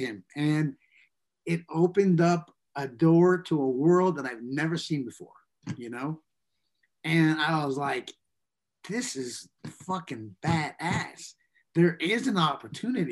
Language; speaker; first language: English; native; English